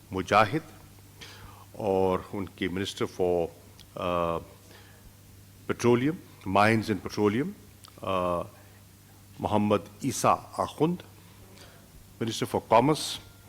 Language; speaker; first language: Urdu; native; Urdu